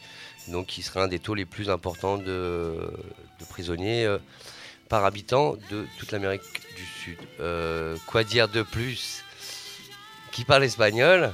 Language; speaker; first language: French; native; French